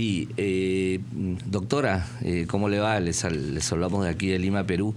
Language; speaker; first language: Spanish; native; Spanish